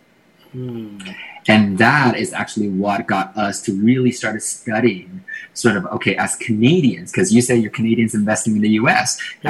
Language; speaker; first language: English; non-native, fluent; Chinese